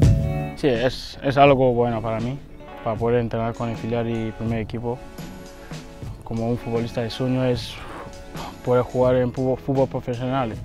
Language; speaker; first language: Spanish; non-native, learner; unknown